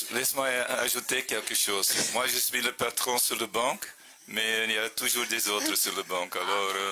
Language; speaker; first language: French; non-native, fluent; Dutch